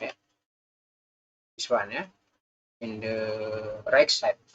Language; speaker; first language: English; non-native, learner; Indonesian